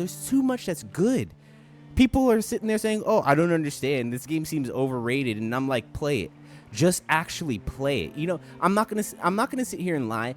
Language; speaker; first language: English; native; English